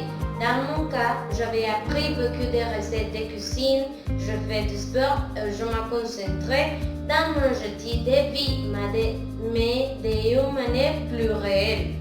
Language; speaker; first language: French; non-native, fluent; Spanish